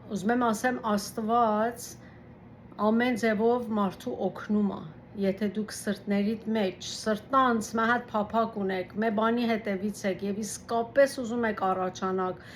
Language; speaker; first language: Armenian; early bilingual, heritage; Armenian